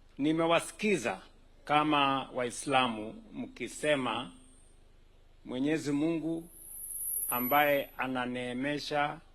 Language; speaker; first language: Swahili; non-native, local second language; Kalenjin